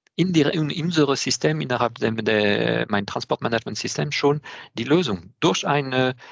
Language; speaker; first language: German; non-native, fluent; French